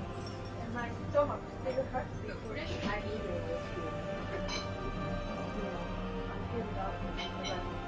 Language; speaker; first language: English; non-native, learner; Japanese